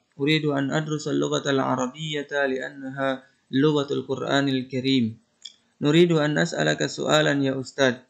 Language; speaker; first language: Arabic; non-native, fluent; Indonesian